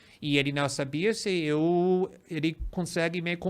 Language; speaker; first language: Portuguese; non-native, fluent; English